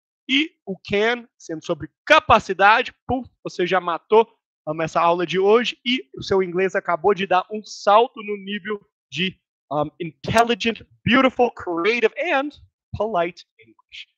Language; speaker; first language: Portuguese; native; Portuguese